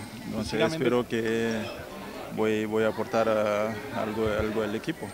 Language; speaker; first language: Spanish; non-native, fluent; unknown